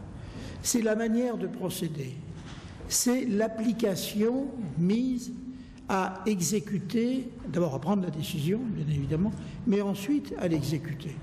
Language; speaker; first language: French; native; French